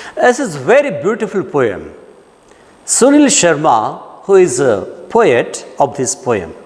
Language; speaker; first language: English; non-native, local second language; Marathi